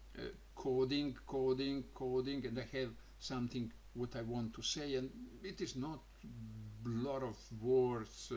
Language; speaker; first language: English; non-native, learner; Croatian